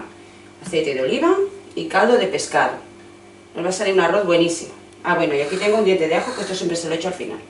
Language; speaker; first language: Spanish; native; Spanish